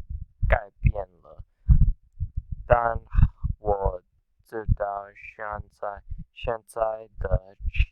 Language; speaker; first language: Chinese; non-native, learner; English